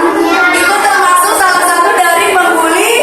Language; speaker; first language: Indonesian; native; Indonesian